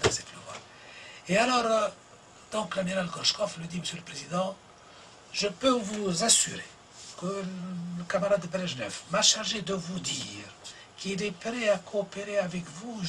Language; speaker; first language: French; non-native, local second language; Arabic